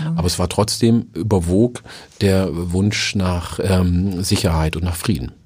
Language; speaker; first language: German; early bilingual, other home language; Oromo